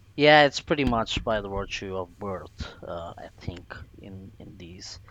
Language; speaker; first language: English; non-native, local second language; Bangla